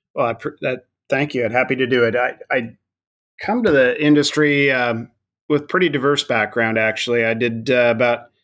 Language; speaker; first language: English; native; English